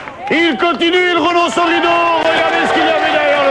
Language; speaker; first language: French; native; French